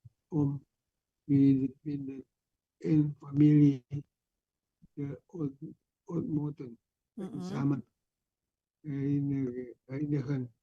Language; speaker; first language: Dutch; non-native, learner; Indonesian